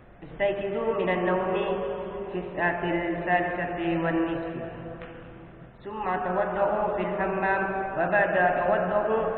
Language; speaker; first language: Arabic; non-native, learner; Indonesian